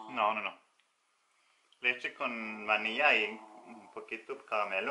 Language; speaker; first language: Spanish; non-native, learner; Norwegian